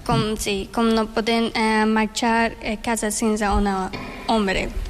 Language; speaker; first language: Catalan; non-native, learner; Persian